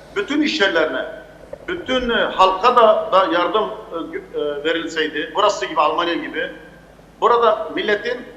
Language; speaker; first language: Turkish; native; Turkish